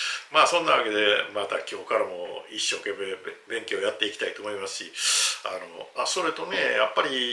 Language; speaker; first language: Japanese; native; Japanese